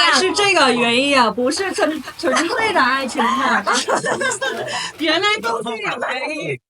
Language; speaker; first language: Chinese; non-native, fluent; Vietnamese